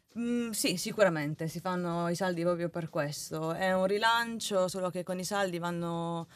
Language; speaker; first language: Italian; native; Italian